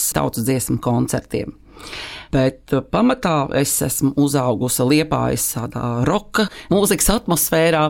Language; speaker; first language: Latvian; native; Latvian